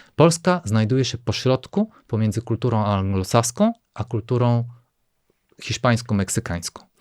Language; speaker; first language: Polish; non-native, fluent; Bulgarian